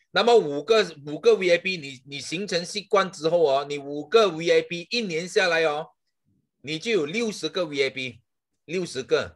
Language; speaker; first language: Chinese; native; Chinese